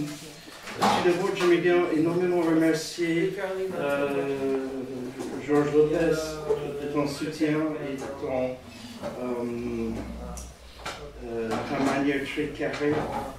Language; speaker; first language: French; native; French